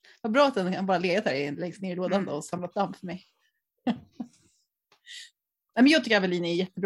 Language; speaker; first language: Swedish; native; Swedish